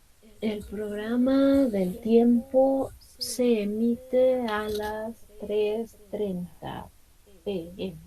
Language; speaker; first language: Spanish; non-native, fluent; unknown